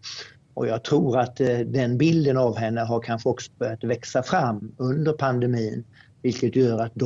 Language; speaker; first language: Swedish; native; Swedish